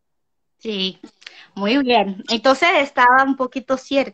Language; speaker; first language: Spanish; non-native, learner; Portuguese